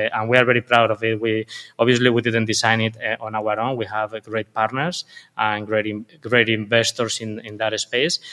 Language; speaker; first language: English; non-native, fluent; Spanish